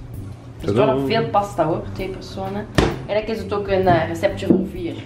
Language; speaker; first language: Dutch; native; Dutch